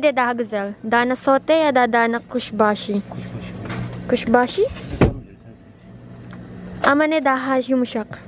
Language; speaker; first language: Turkish; non-native, learner; Filipino